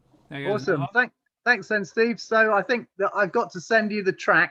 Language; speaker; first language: English; native; English